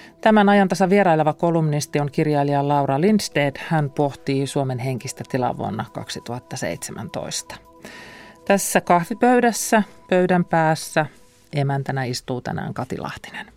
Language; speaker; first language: Finnish; native; Finnish